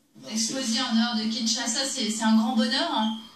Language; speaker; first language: French; native; French